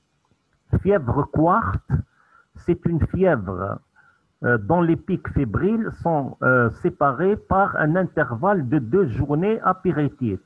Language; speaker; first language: French; non-native, local second language; Arabic